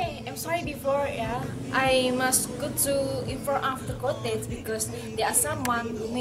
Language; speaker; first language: English; non-native, learner; Indonesian